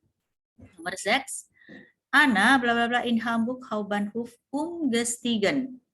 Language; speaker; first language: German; non-native, fluent; Indonesian